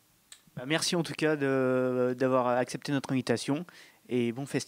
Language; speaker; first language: French; native; French